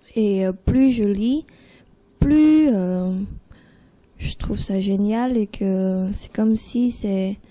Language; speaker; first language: French; non-native, fluent; Vietnamese